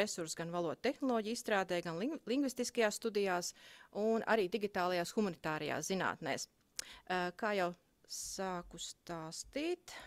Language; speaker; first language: Latvian; native; Latvian